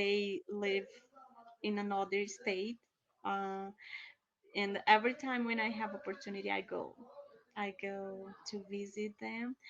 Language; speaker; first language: English; non-native, learner; Portuguese